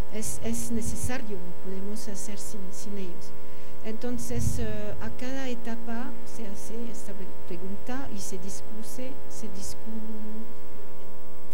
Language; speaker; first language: Spanish; non-native, fluent; French